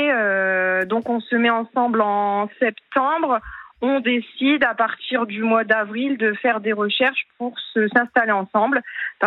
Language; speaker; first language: French; native; French